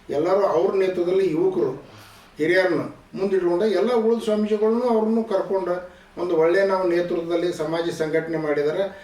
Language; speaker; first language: Kannada; native; Kannada